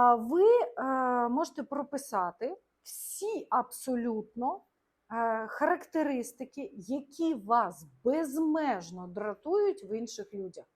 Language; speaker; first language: Ukrainian; non-native, local second language; Russian